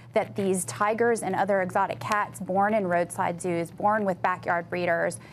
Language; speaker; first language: English; native; English